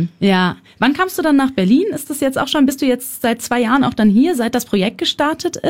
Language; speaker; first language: German; native; German